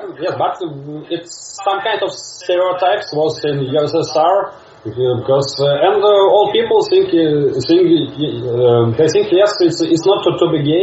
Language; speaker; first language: English; non-native, learner; Russian